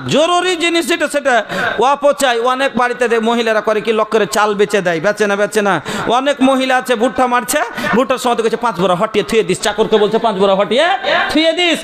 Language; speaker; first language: Bangla; non-native, local second language; Bhojpuri